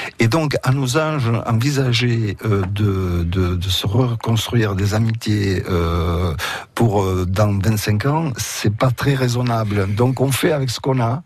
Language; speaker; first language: French; early bilingual, other home language; Catalan